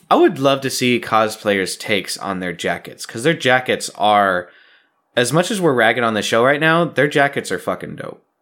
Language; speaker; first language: English; native; English